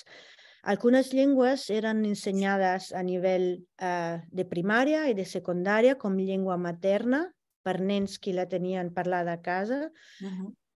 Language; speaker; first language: Catalan; non-native, fluent; Italian